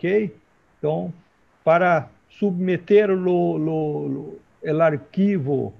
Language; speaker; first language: Spanish; non-native, learner; Portuguese